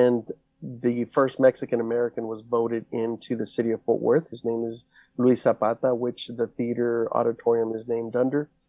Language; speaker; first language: English; native; English